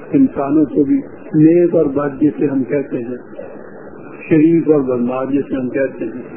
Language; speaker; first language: Urdu; non-native, local second language; Punjabi